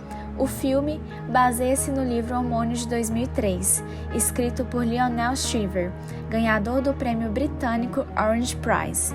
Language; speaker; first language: Portuguese; native; Portuguese